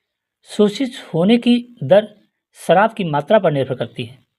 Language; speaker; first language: Hindi; native; Hindi